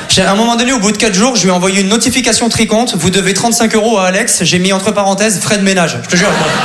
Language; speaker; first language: French; native; French